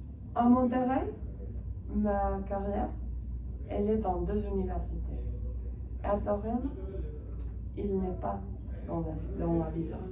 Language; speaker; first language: French; non-native, fluent; Spanish